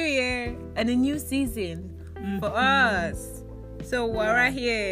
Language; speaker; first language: English; non-native, local second language; Yoruba